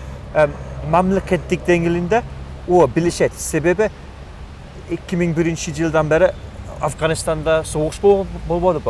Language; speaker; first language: Kyrgyz; non-native, fluent; English